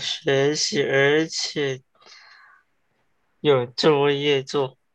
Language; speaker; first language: Chinese; early bilingual, heritage; Chinese